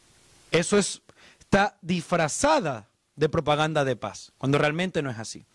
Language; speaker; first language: Spanish; native; Spanish